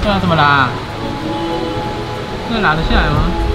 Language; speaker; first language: Chinese; native; Chinese